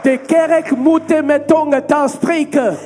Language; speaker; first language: Dutch; non-native, fluent; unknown